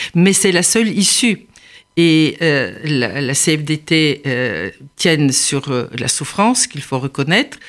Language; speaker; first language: French; non-native, fluent; Bulgarian